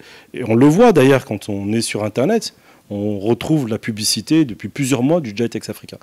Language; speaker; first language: French; non-native, local second language; Arabic